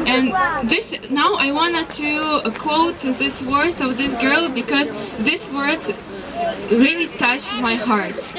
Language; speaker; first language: English; non-native, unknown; Ukrainian